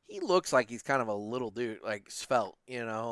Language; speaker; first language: English; native; English